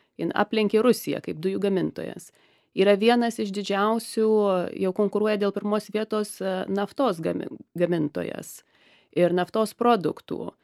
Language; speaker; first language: Lithuanian; early bilingual, heritage; Lithuanian